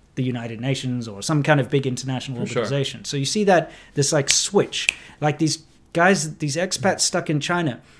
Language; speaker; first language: English; native; English